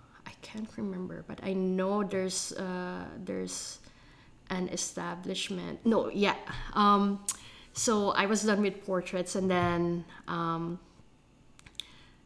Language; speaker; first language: English; non-native, local second language; Filipino